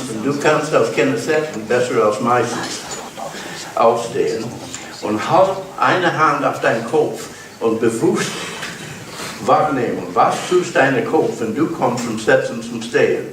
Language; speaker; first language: German; non-native, learner; English